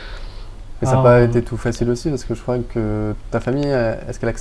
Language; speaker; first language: French; native; French